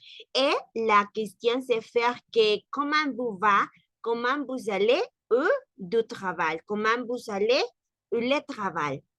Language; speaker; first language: French; non-native, learner; Spanish